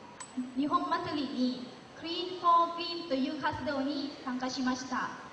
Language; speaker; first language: Japanese; non-native, learner; Lao